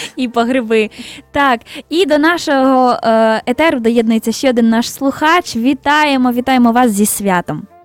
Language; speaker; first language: Ukrainian; native; Ukrainian